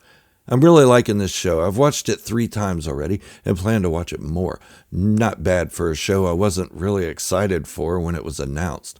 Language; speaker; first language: English; native; English